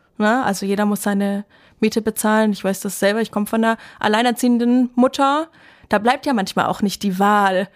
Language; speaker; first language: German; native; German